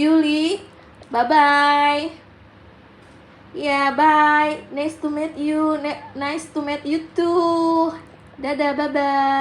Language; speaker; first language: English; non-native, learner; Indonesian